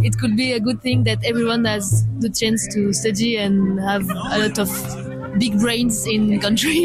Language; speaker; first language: English; non-native, learner; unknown